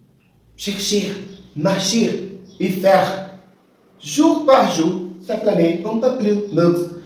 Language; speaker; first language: French; non-native, learner; Portuguese